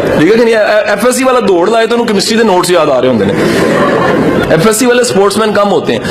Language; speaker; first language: Urdu; non-native, local second language; Punjabi